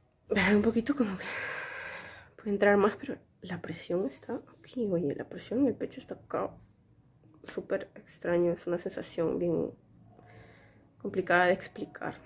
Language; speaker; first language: Spanish; native; Spanish